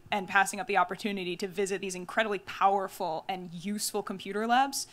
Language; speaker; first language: English; native; English